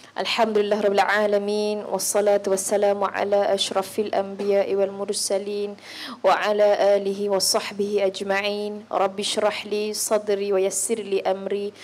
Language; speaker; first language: Malay; native; Malay